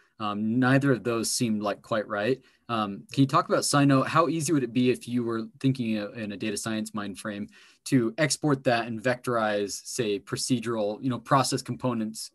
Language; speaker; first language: English; native; English